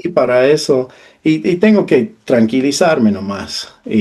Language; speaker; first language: Spanish; non-native, fluent; English